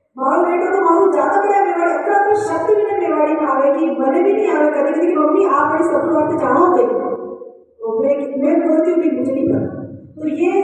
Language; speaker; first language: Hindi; non-native, local second language; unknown